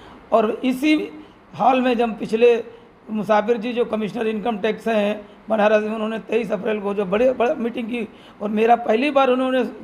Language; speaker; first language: Hindi; native; Hindi